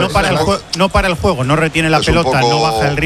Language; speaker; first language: Spanish; native; Spanish